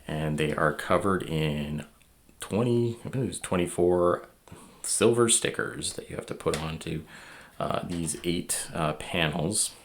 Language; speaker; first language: English; native; English